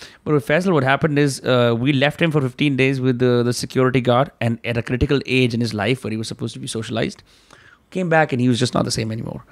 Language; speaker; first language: English; non-native, local second language; Hindi